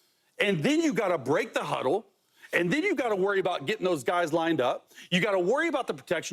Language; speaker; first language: English; native; English